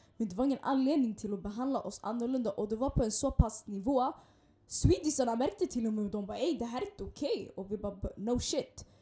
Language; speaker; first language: Swedish; early bilingual, other home language; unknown